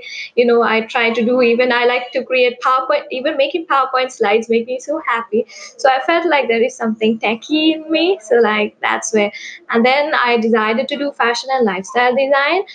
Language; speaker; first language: English; non-native, local second language; Sinhala